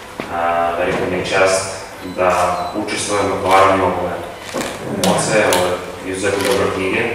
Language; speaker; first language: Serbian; non-native, fluent; Russian